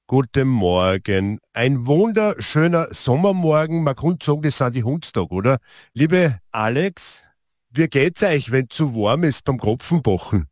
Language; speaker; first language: German; native; German